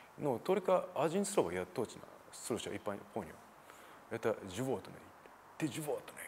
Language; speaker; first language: Russian; non-native, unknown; Japanese